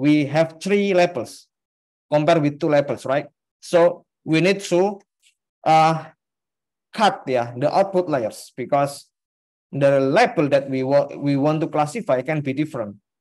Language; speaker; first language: English; non-native, fluent; Indonesian